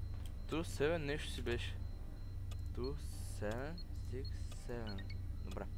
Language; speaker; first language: Bulgarian; native; Bulgarian